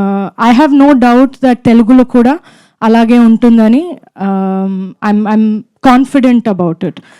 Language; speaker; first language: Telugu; non-native, fluent; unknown